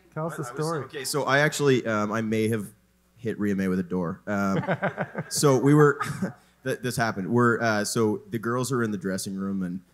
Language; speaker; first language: English; native; English